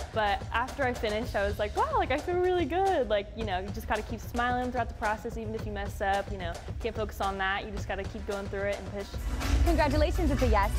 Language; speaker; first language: English; native; English